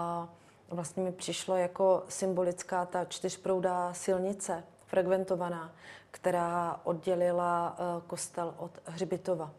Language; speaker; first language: Czech; native; Czech